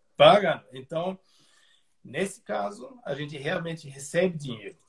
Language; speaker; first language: Portuguese; non-native, fluent; German